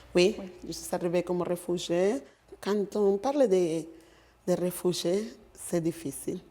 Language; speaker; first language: French; non-native, fluent; Spanish